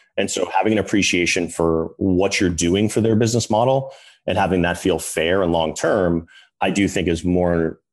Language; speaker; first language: English; native; English